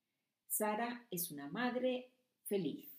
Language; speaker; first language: Spanish; non-native, fluent; German